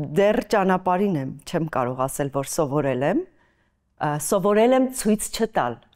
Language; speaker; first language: Armenian; native; Armenian